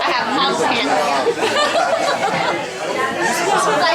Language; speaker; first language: English; non-native, learner; Chinese